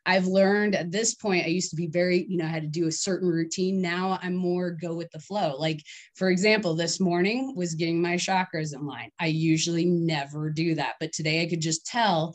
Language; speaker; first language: English; native; English